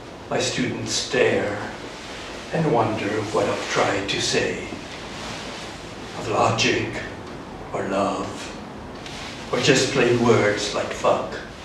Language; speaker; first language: English; early bilingual, other home language; Spanish